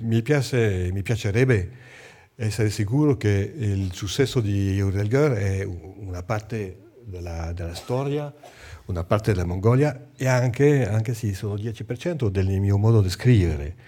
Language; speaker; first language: Italian; non-native, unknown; French